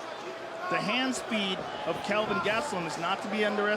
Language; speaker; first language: English; native; English